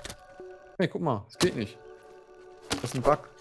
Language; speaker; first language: German; native; German